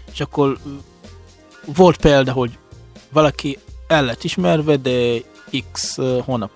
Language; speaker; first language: Hungarian; non-native, fluent; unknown